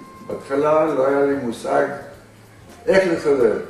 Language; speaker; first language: Hebrew; early bilingual, other home language; Romanian